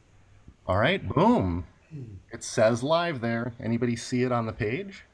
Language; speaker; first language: English; native; English